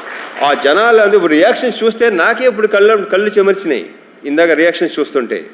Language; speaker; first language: Telugu; native; Telugu